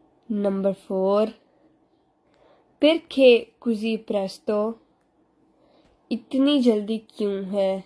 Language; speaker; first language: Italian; non-native, learner; Urdu